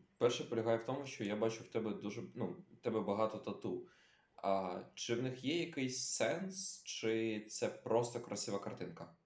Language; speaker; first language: Ukrainian; native; Ukrainian